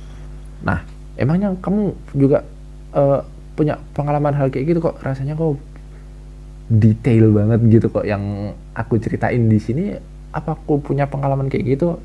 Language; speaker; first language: Indonesian; native; Indonesian